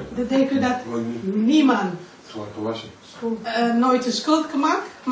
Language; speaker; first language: Dutch; non-native, learner; Indonesian